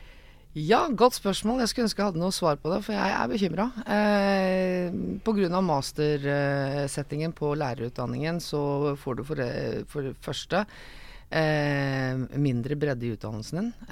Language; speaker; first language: Norwegian; native; Norwegian